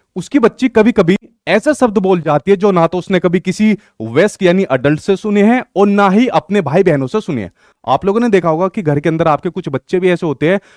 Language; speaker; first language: Hindi; native; Hindi